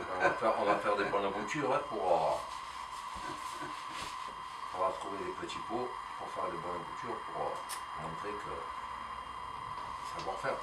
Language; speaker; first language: French; native; French